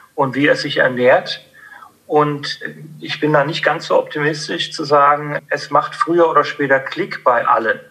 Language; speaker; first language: German; native; German